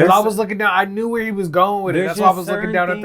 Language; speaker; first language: English; native; English